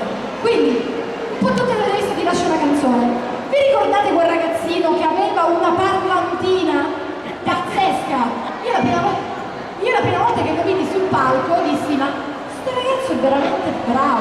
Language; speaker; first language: Italian; native; Italian